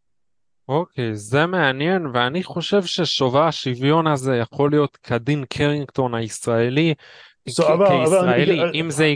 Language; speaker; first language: Hebrew; native; Hebrew